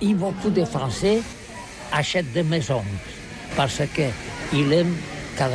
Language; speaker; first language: French; non-native, learner; Catalan